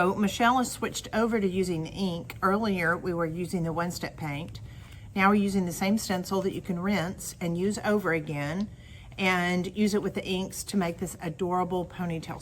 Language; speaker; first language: English; native; English